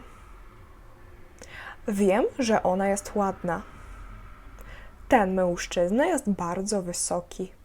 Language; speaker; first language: Polish; non-native, fluent; Ukrainian